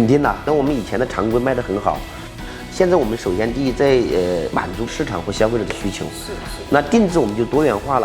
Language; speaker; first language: Chinese; native; Chinese